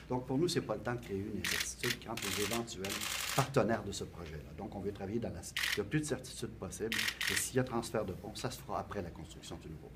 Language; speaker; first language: French; native; French